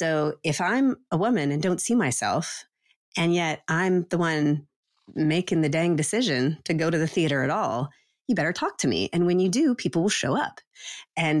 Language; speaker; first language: English; native; English